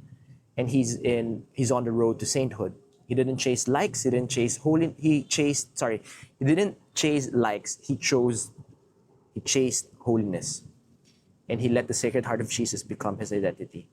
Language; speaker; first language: English; non-native, local second language; Filipino